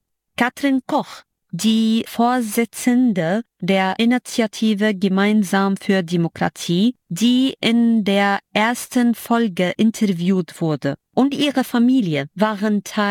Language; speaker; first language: German; non-native, fluent; Arabic